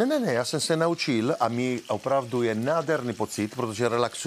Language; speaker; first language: Czech; non-native, learner; Italian